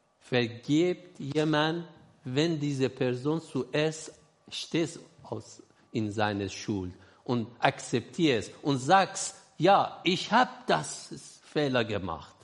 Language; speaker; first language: German; non-native, learner; Persian